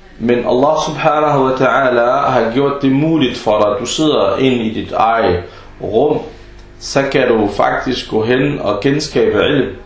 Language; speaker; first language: Danish; early bilingual, other home language; Arabic